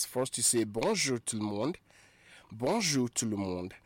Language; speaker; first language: French; non-native, fluent; Igbo